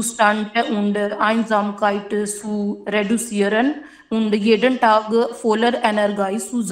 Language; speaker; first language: German; non-native, learner; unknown